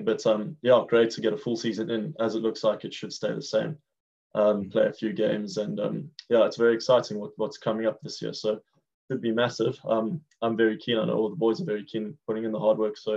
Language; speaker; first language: English; native; English